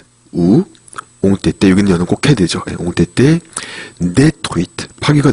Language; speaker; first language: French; non-native, fluent; Korean